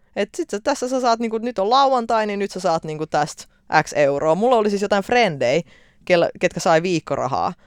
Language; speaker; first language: Finnish; early bilingual, other home language; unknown